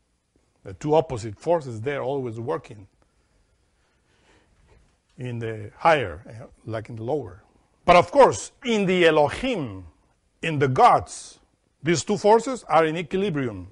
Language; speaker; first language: English; non-native, fluent; Spanish